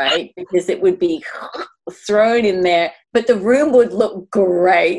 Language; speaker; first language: English; native; English